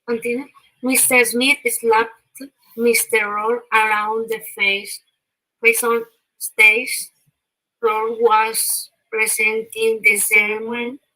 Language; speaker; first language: English; non-native, learner; Spanish